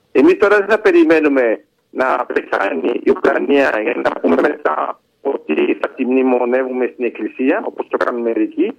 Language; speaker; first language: Greek; early bilingual, heritage; Greek